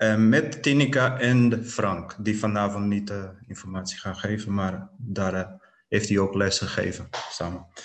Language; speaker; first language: Dutch; non-native, fluent; Portuguese